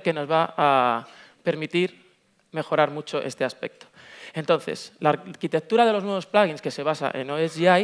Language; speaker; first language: Spanish; native; Spanish